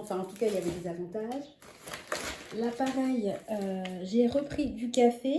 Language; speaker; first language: French; native; French